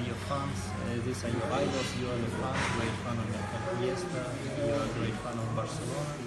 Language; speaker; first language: English; non-native, fluent; Russian